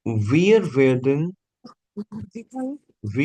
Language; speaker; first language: German; non-native, fluent; Hindi